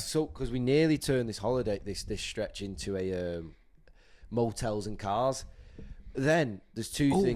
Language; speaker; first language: English; native; English